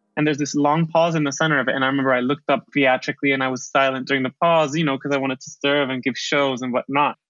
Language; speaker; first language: English; early bilingual, other home language; Spanish